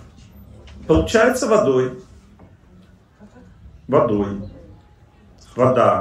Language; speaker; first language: Russian; native; Russian